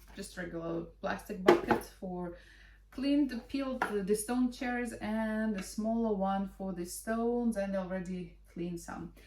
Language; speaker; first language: English; non-native, fluent; Russian